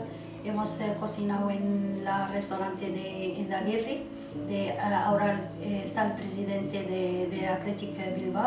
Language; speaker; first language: Spanish; non-native, local second language; Arabic